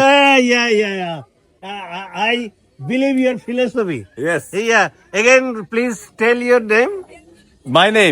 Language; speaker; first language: English; non-native, learner; Bangla